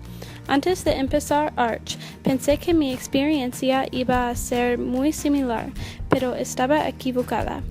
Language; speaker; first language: Spanish; early bilingual, heritage; English